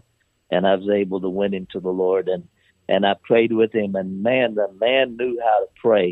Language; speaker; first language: English; native; English